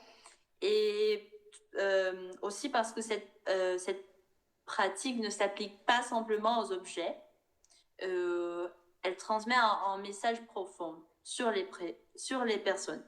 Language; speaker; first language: French; non-native, fluent; Portuguese